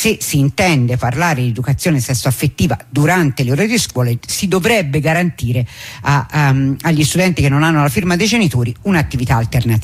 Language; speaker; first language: Italian; native; Italian